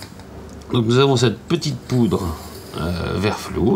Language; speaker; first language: French; native; French